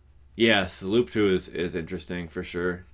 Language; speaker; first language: English; native; English